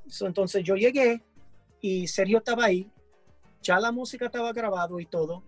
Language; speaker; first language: Spanish; early bilingual, heritage; English